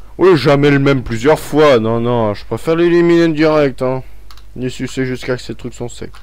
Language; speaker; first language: French; native; French